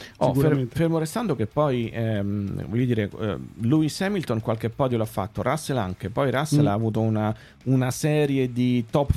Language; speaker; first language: Italian; native; Italian